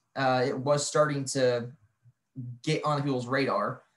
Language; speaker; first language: English; native; English